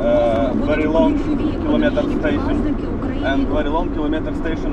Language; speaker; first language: English; non-native, learner; Russian